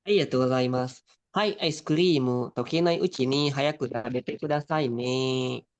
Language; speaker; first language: Japanese; non-native, fluent; Indonesian